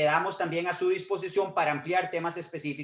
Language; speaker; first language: Spanish; native; Spanish